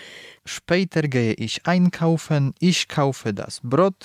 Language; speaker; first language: German; non-native, learner; Polish